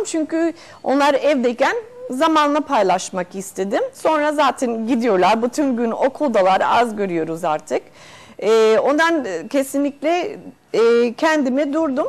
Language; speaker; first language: Turkish; non-native, fluent; Spanish